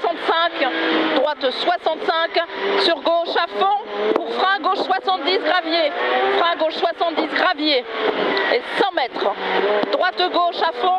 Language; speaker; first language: French; native; French